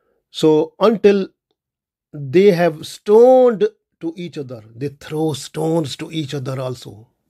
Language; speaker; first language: English; non-native, local second language; Urdu